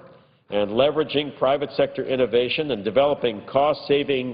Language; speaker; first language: English; native; English